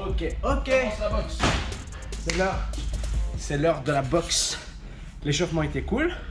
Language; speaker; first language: French; native; French